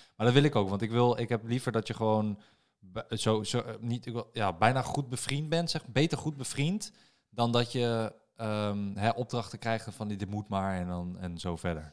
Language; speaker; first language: Dutch; native; Dutch